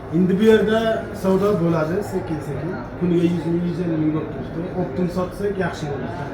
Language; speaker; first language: Uzbek; non-native, local second language; Turkmen